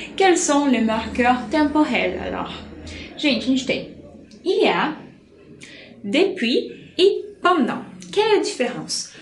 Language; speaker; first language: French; non-native, fluent; Portuguese